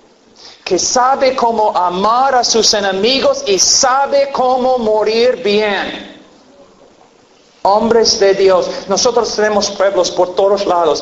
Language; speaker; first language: Spanish; non-native, fluent; English